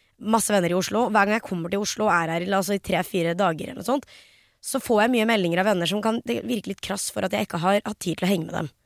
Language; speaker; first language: Norwegian; early bilingual, other home language; Hindi